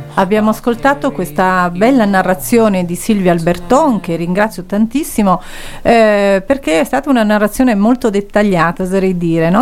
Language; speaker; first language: Italian; native; Italian